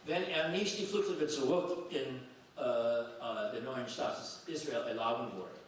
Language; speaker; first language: German; non-native, fluent; English